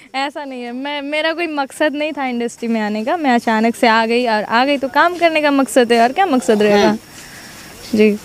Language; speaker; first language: Hindi; non-native, local second language; Nepali